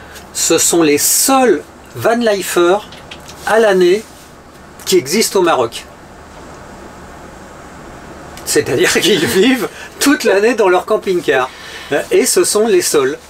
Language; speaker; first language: French; native; French